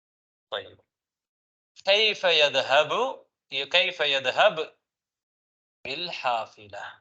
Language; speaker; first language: Arabic; non-native, fluent; Tamil